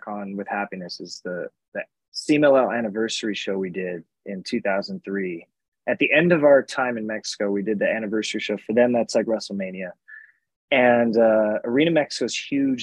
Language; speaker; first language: English; native; English